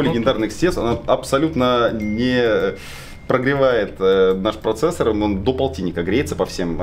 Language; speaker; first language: Russian; native; Russian